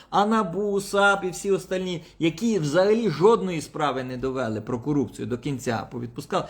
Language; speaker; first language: Ukrainian; non-native, local second language; Russian